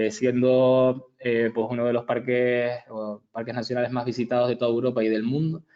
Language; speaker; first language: Spanish; native; Spanish